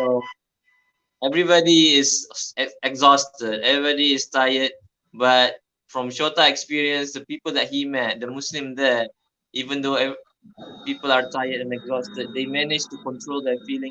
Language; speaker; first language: English; non-native, fluent; Malay